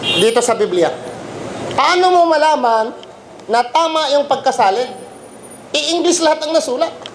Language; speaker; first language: Filipino; non-native, local second language; Cebuano